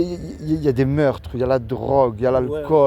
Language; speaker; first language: French; native; French